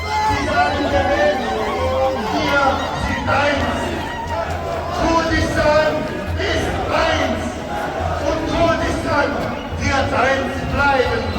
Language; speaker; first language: German; non-native, fluent; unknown